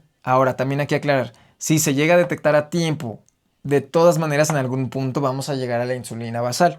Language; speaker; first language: Spanish; native; Spanish